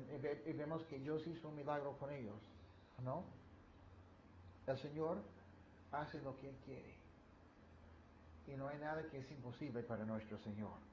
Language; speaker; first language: Spanish; non-native, fluent; English